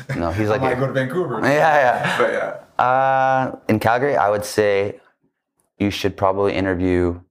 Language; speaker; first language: English; native; English